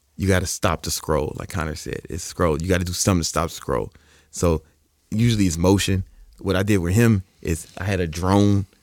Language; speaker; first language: English; native; English